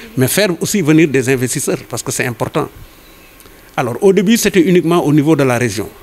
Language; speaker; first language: French; non-native, local second language; Wolof